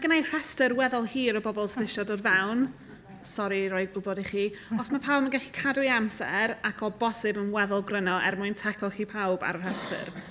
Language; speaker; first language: Welsh; native; Welsh